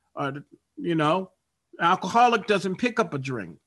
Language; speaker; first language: English; native; English